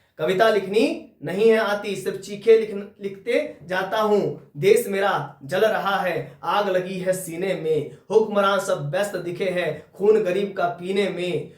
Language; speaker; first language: Hindi; native; Hindi